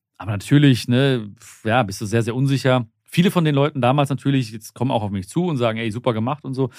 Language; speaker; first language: German; early bilingual, other home language; Malayalam